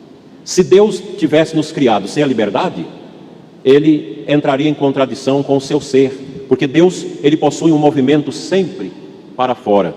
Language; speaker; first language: Portuguese; native; Portuguese